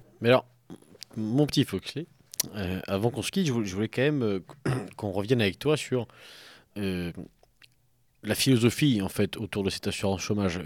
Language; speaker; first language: French; native; French